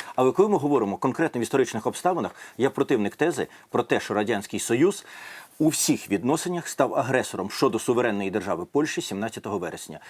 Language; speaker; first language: Ukrainian; native; Ukrainian